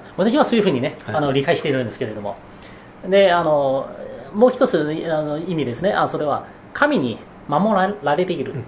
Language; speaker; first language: Japanese; non-native, fluent; Chinese